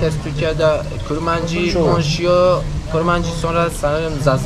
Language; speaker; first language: Turkish; non-native, learner; Kurdish